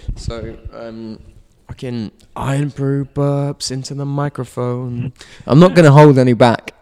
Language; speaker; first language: English; native; English